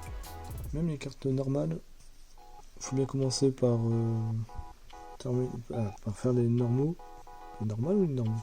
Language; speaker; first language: French; native; French